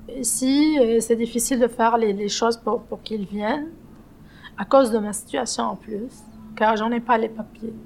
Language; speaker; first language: French; non-native, local second language; Arabic